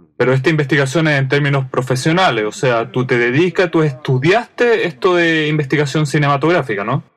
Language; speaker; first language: Spanish; native; Spanish